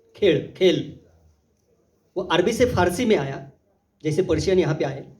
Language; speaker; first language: Hindi; non-native, local second language; Marathi